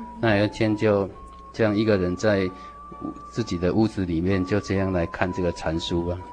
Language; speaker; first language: Chinese; native; Chinese